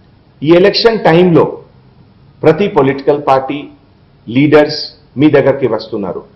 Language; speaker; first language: Telugu; non-native, fluent; Hindi